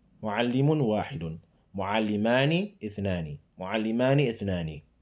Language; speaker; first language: Arabic; non-native, fluent; English